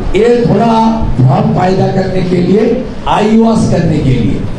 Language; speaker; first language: Hindi; non-native, local second language; Bangla